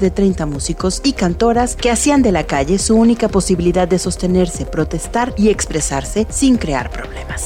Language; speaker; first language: Spanish; native; Spanish